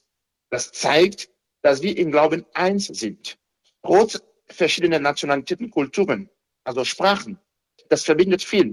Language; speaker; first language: German; non-native, fluent; Haitian Creole